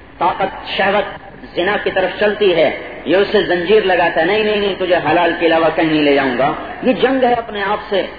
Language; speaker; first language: Urdu; non-native, local second language; Punjabi